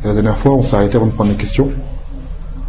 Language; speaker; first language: French; native; French